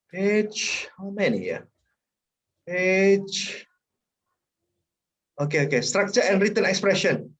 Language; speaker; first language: English; non-native, fluent; Indonesian